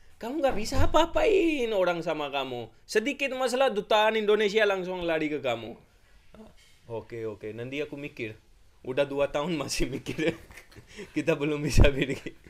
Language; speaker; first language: Indonesian; non-native, fluent; Urdu